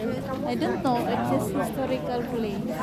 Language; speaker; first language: English; non-native, learner; Filipino